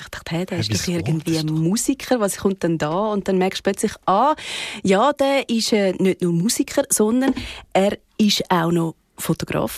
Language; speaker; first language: German; native; German